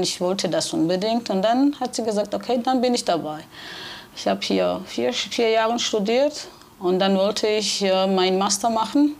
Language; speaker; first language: German; non-native, fluent; Georgian